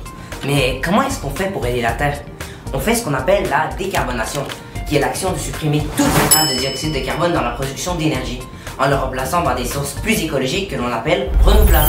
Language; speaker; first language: French; native; French